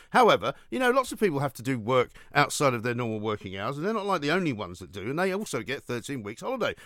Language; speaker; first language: English; native; English